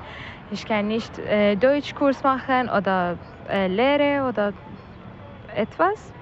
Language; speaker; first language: German; non-native, learner; Persian